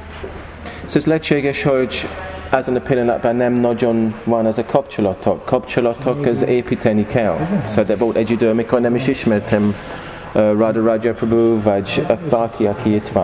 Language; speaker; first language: Hungarian; non-native, learner; English